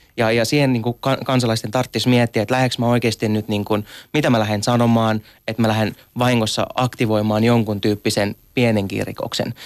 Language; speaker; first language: Finnish; early bilingual, other home language; Arabic